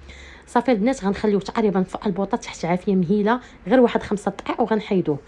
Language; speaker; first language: Arabic; native; Arabic